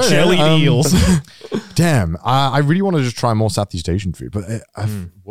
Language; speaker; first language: English; native; English